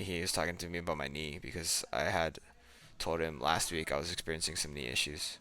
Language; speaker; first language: English; native; English